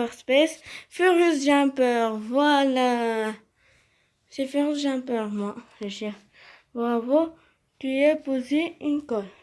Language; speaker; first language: French; non-native, learner; Arabic